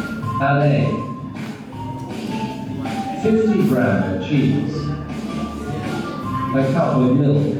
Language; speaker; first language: English; non-native, learner; Indonesian